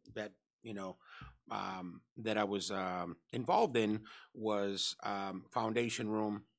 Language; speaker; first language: English; early bilingual, other home language; Spanish